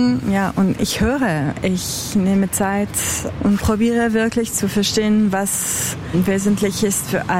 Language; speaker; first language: German; non-native, local second language; French